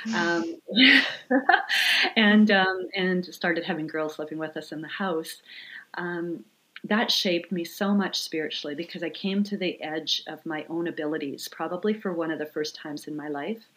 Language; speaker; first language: English; native; English